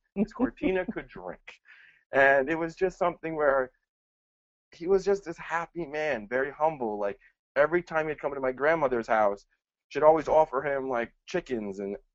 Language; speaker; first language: English; early bilingual, other home language; Spanish